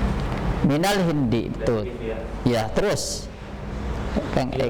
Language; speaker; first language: Indonesian; native; Indonesian